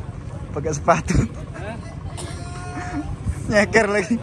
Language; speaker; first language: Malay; non-native, local second language; Javanese